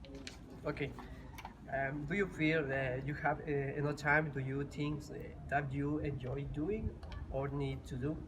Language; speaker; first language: English; non-native, learner; Spanish